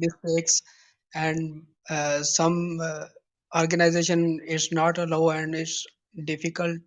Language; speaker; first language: English; non-native, learner; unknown